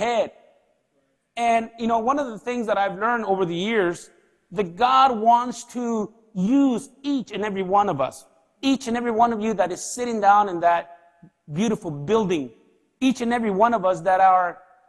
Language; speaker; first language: English; early bilingual, other home language; Spanish